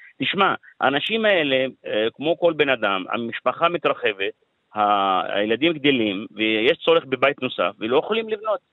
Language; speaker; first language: Hebrew; non-native, local second language; Arabic